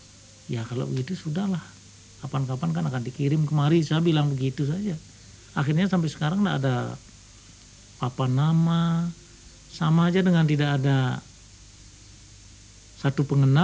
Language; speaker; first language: Indonesian; native; Indonesian